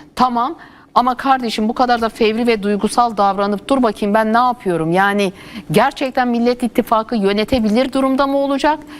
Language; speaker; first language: Turkish; native; Turkish